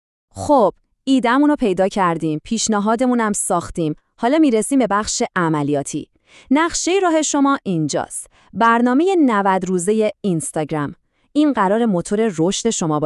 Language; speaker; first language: Persian; native; Persian